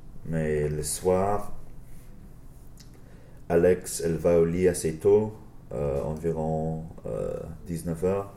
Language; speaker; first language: French; non-native, learner; English